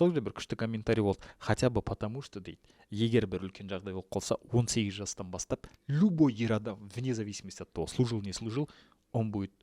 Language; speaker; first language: Russian; non-native, local second language; Kazakh